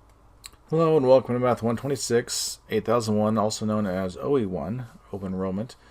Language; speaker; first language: English; native; English